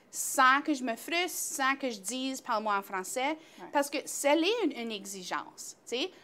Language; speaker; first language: French; native; French